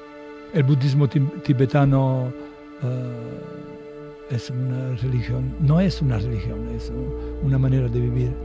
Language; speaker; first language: Spanish; non-native, fluent; Italian